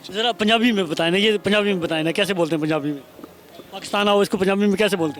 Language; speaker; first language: Urdu; native; Urdu